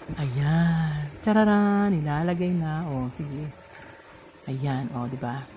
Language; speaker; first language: Filipino; non-native, local second language; Pampanga